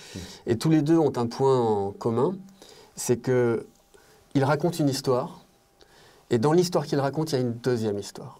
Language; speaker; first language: French; native; French